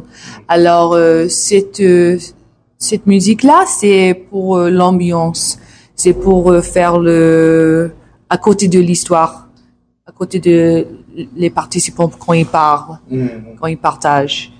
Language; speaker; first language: French; non-native, learner; English